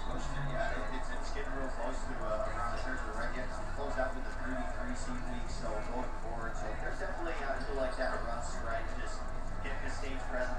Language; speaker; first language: English; native; English